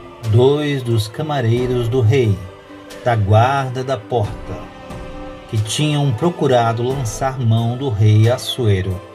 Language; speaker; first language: Portuguese; native; Portuguese